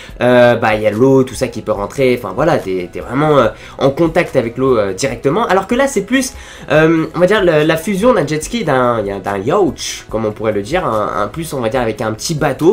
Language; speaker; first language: French; native; French